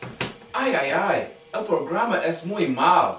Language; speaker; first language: Spanish; non-native, learner; English